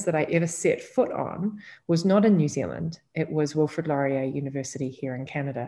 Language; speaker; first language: English; native; English